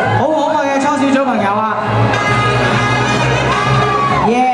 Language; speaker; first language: Cantonese; native; Cantonese